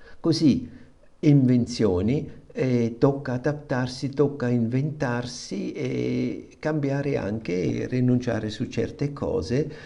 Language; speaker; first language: Italian; non-native, fluent; German